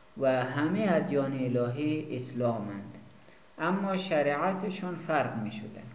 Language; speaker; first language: Persian; native; Persian